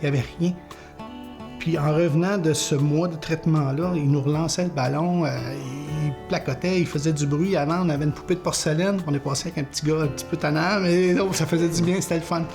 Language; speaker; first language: French; native; French